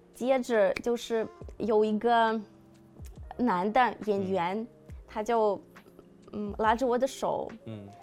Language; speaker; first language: Chinese; non-native, fluent; Russian